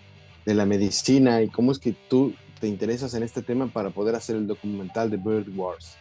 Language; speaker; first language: Spanish; native; Spanish